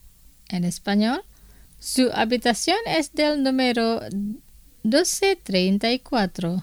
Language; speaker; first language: Spanish; non-native, fluent; Indonesian